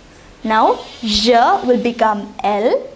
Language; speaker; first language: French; non-native, learner; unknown